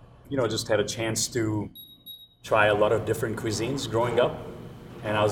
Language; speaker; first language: English; non-native, local second language; Gujarati